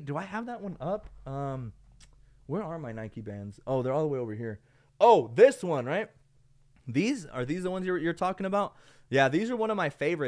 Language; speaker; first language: English; early bilingual, other home language; Spanish